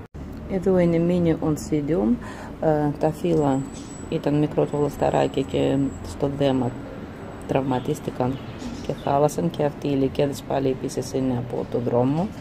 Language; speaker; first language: Greek; non-native, fluent; Russian